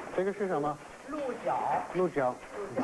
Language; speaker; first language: Chinese; non-native, fluent; English